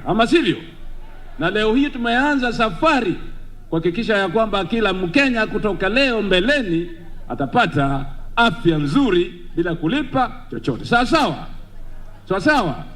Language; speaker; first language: Swahili; non-native, local second language; Luo (Kenya and Tanzania)